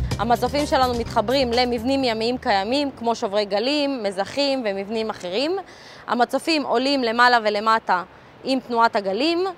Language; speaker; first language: Hebrew; early bilingual, other home language; Russian